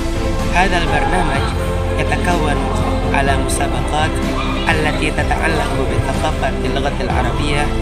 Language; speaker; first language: Arabic; non-native, learner; Indonesian